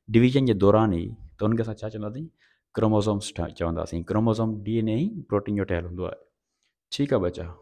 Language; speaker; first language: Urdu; non-native, local second language; Sindhi